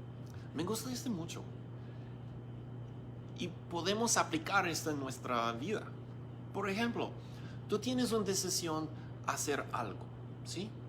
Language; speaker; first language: Spanish; non-native, learner; English